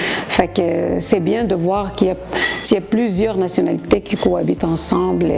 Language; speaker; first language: French; non-native, local second language; Arabic